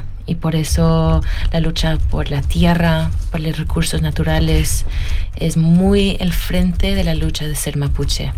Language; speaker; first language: Spanish; early bilingual, heritage; Spanish